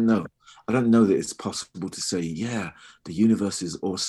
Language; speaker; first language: English; native; English